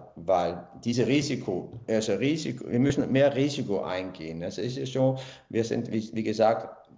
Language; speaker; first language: German; non-native, fluent; Danish